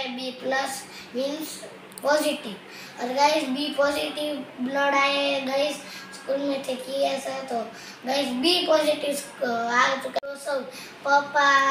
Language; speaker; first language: Hindi; non-native, local second language; Gujarati